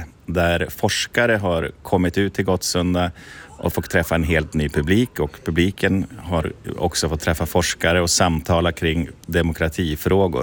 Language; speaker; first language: Swedish; native; Swedish